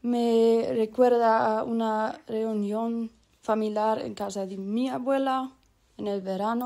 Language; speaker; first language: Spanish; non-native, learner; German